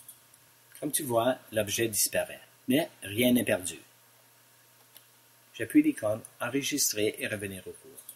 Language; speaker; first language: French; non-native, local second language; English